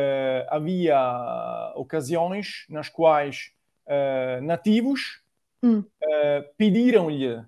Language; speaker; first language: Portuguese; non-native, fluent; Italian